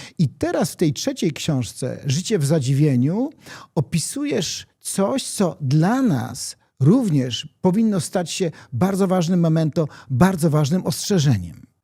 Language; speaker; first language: Polish; native; Polish